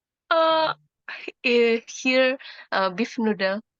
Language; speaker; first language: English; non-native, learner; Indonesian